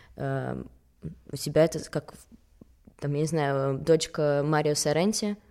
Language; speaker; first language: Russian; early bilingual, other home language; Swedish